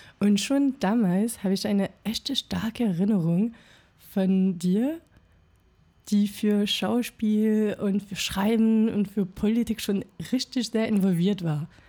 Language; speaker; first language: German; non-native, fluent; French